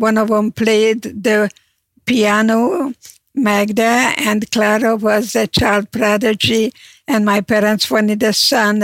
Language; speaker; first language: English; non-native, fluent; Hungarian